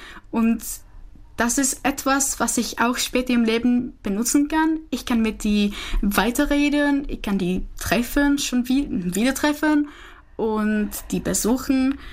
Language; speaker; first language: German; non-native, fluent; Czech